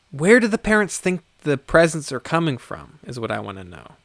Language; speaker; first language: English; native; English